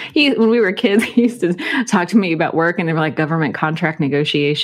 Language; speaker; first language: English; native; English